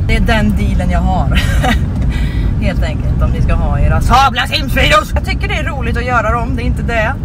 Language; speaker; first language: Swedish; native; Swedish